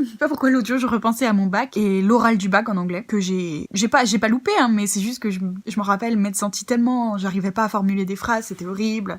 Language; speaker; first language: French; native; French